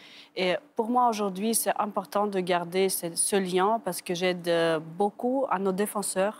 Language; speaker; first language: French; non-native, fluent; Ukrainian